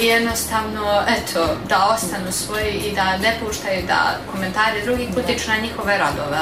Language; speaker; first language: Serbian; native; Serbian